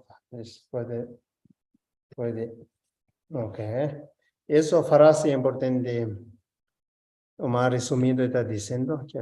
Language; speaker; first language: Spanish; non-native, learner; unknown